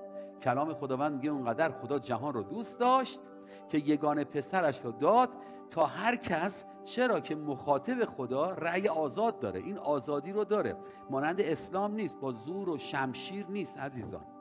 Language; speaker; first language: Persian; native; Persian